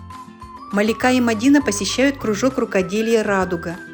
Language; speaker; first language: Russian; native; Russian